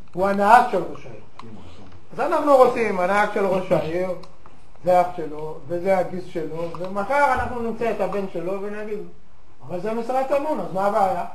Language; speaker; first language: Hebrew; native; Hebrew